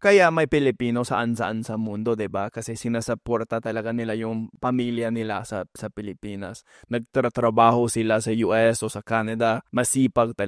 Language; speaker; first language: Filipino; non-native, fluent; English